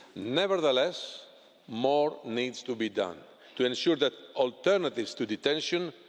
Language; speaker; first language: English; non-native, fluent; Greek